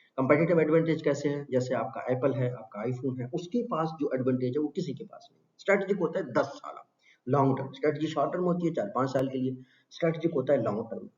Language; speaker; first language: Urdu; non-native, local second language; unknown